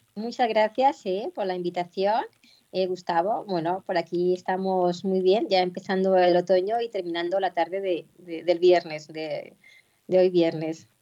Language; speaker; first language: Spanish; native; Spanish